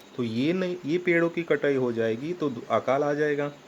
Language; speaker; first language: Hindi; non-native, local second language; Marathi